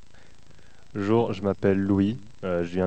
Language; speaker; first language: French; native; French